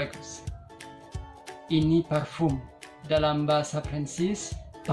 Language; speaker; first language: Indonesian; non-native, fluent; French